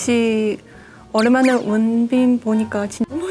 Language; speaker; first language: Korean; non-native, fluent; Chinese